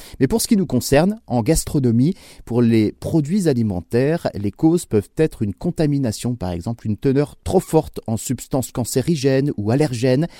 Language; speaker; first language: French; native; French